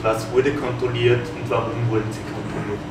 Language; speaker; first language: German; native; German